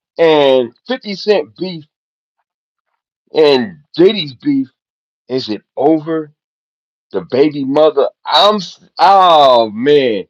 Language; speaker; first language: English; native; English